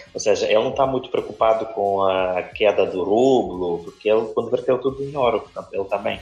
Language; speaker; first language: Portuguese; non-native, fluent; Ukrainian